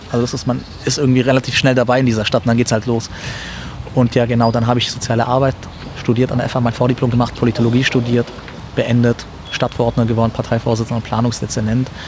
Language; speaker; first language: German; early bilingual, other home language; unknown